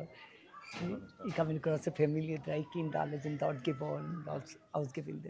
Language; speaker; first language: German; non-native, learner; Bangla